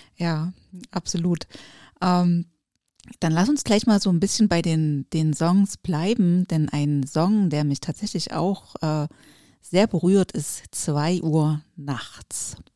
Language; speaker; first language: German; native; German